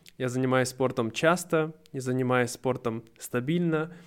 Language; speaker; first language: Russian; native; Russian